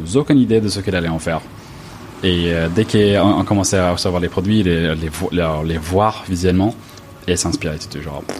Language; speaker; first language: French; non-native, fluent; English